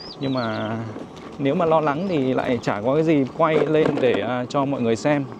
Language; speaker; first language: Vietnamese; native; Vietnamese